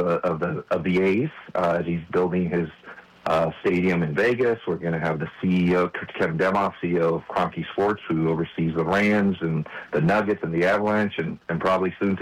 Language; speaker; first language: English; native; English